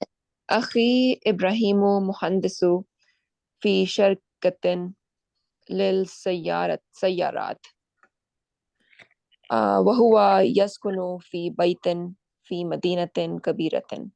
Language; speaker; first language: Arabic; non-native, learner; Urdu